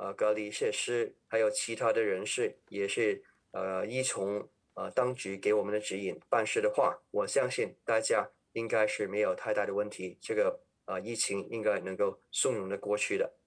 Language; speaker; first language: Chinese; non-native, local second language; Cantonese